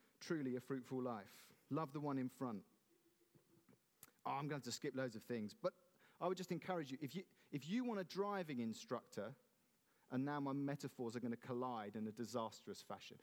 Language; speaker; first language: English; native; English